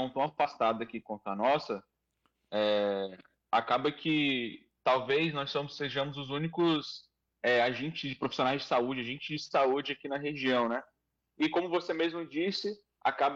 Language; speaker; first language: Portuguese; native; Portuguese